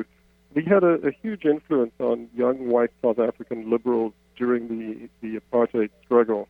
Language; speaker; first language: English; native; English